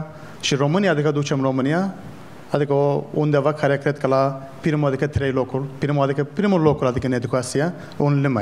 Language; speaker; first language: Romanian; non-native, learner; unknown